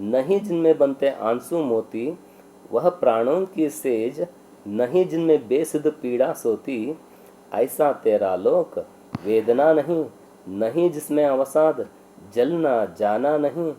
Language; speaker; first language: Hindi; non-native, local second language; Kannada